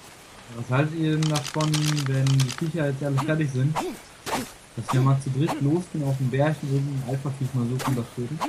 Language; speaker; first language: German; native; German